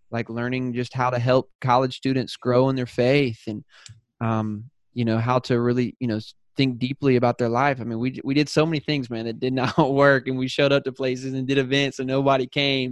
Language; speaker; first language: English; native; English